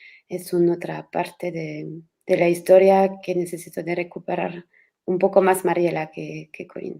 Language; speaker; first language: Spanish; non-native, learner; French